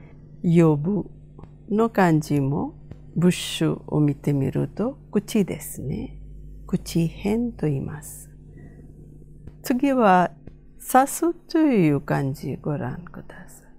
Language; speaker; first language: Japanese; non-native, fluent; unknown